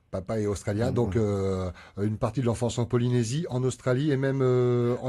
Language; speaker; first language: French; native; French